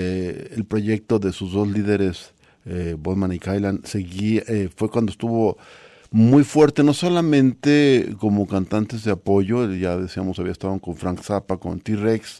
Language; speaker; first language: Spanish; native; Spanish